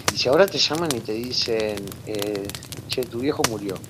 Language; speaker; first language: Spanish; native; Spanish